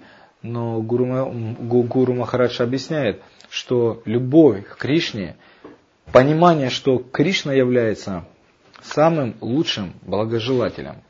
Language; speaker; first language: Russian; native; Russian